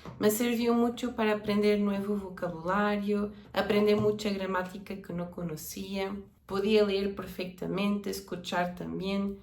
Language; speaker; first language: Spanish; non-native, fluent; Portuguese